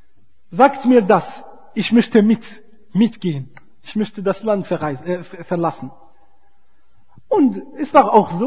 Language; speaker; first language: German; non-native, fluent; Arabic